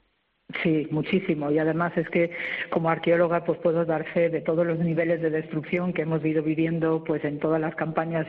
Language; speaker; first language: Spanish; native; Spanish